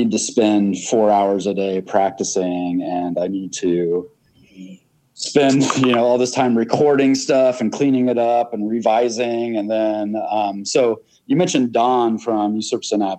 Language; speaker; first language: English; native; English